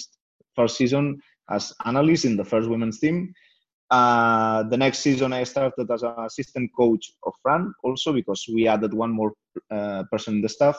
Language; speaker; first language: English; non-native, fluent; Spanish